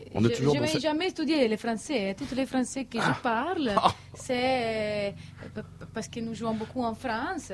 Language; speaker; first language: French; non-native, learner; Italian